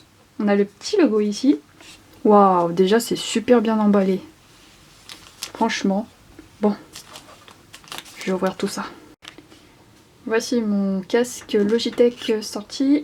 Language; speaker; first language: French; native; French